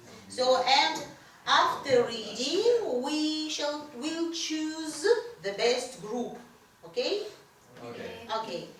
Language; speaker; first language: English; non-native, fluent; Russian